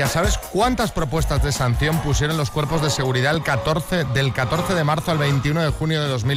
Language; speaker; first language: Spanish; native; Spanish